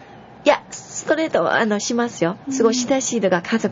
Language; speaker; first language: Japanese; non-native, fluent; Chinese